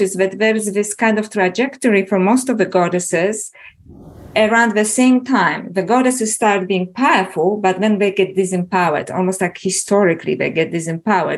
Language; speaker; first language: English; non-native, fluent; Polish